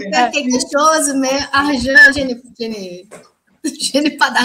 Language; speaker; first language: French; non-native, learner; Portuguese